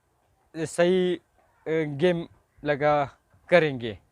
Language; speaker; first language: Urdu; non-native, local second language; Pashto